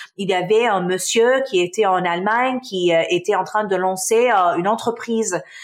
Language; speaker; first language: French; non-native, local second language; Arabic